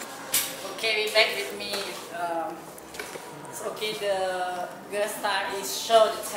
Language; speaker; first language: English; non-native, learner; Indonesian